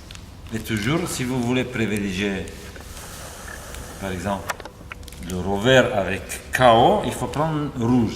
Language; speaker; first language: French; non-native, fluent; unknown